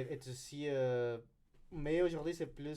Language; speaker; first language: French; non-native, learner; Spanish